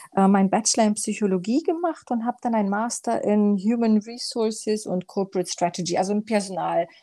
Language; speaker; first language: German; early bilingual, other home language; Romanian